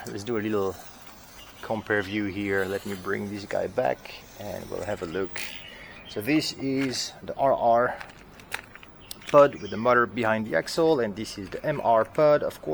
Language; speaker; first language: English; non-native, fluent; French